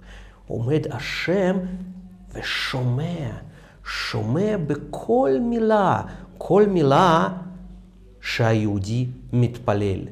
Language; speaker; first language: Hebrew; non-native, fluent; Russian